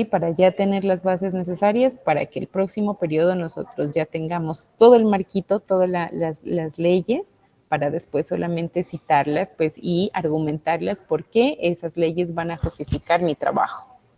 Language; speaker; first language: Spanish; native; Spanish